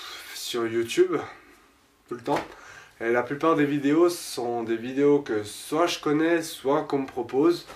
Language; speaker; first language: French; native; French